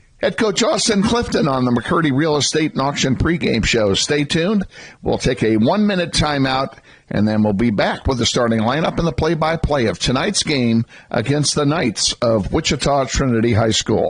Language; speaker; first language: English; native; English